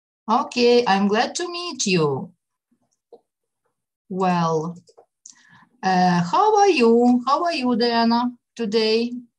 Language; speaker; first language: English; non-native, fluent; Ukrainian